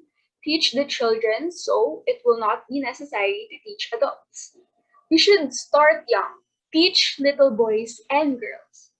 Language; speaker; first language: English; non-native, local second language; Filipino